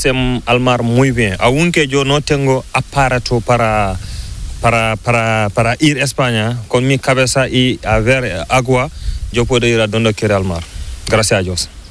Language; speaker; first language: Spanish; non-native, learner; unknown